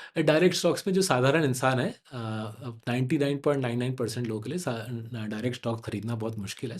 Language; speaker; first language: Hindi; non-native, local second language; Bangla